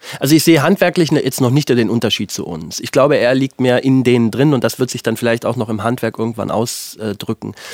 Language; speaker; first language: German; native; German